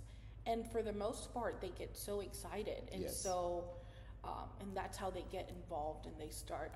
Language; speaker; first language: English; non-native, fluent; Spanish